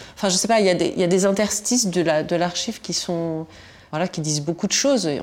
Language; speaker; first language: French; native; French